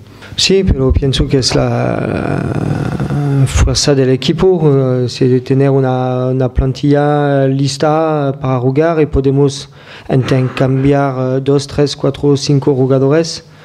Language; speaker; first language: Spanish; non-native, fluent; French